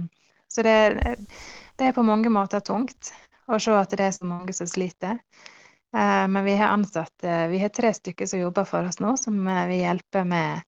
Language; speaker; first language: Norwegian; early bilingual, heritage; Norwegian